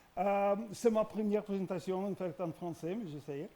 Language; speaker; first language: French; non-native, learner; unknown